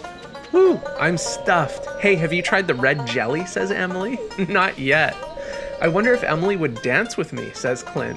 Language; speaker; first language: English; native; English